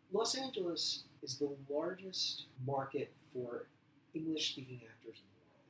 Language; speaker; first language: English; native; English